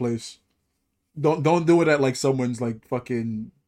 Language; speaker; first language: English; non-native, local second language; Yoruba